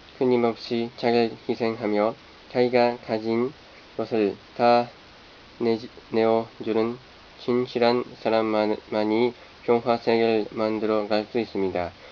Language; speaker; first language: Korean; non-native, fluent; Japanese